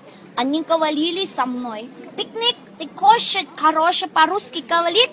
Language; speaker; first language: Russian; non-native, learner; Thai